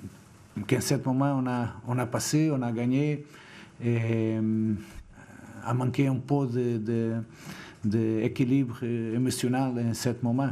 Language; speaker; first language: French; non-native, fluent; Portuguese